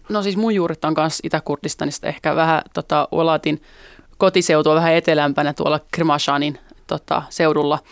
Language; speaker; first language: Finnish; early bilingual, other home language; Kurdish